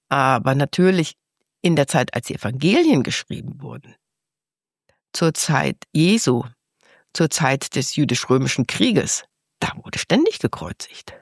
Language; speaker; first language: German; native; German